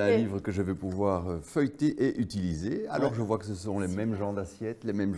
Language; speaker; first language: French; native; French